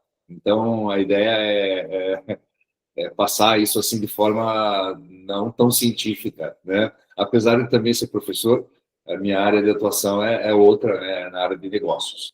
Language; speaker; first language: Portuguese; early bilingual, other home language; Korean